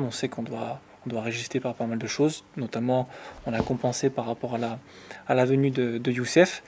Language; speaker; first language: French; native; French